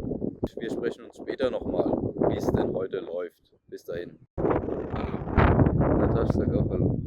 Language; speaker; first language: German; native; German